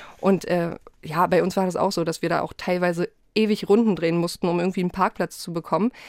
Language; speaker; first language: German; early bilingual, other home language; Polish